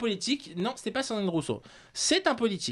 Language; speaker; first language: French; native; French